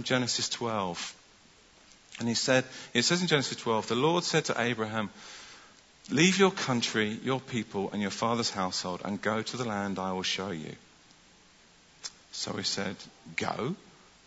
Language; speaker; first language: English; native; English